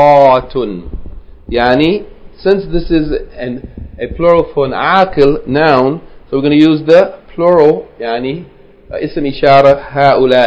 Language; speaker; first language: Arabic; non-native, fluent; English